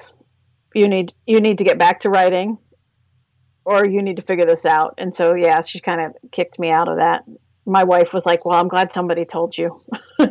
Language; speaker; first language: English; native; English